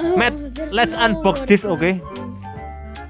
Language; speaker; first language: English; non-native, local second language; Indonesian